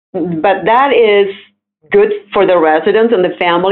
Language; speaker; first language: English; non-native, local second language; Filipino